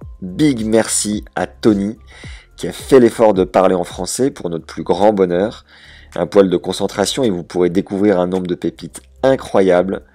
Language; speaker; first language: French; native; French